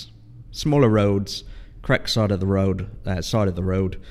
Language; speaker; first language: English; native; English